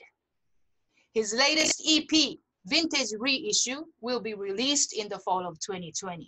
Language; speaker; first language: English; non-native, fluent; Japanese